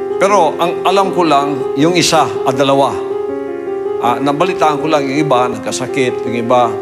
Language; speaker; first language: Filipino; non-native, local second language; Cebuano